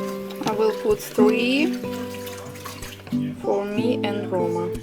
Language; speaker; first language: English; non-native, learner; Russian